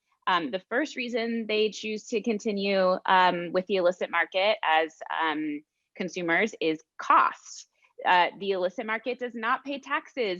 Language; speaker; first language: English; native; English